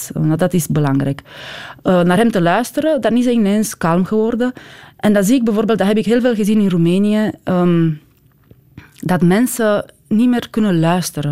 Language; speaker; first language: Dutch; non-native, fluent; Romanian